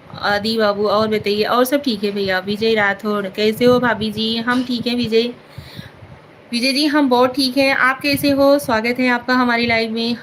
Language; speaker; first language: Hindi; native; Hindi